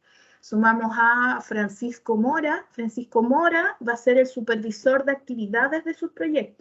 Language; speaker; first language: Spanish; native; Spanish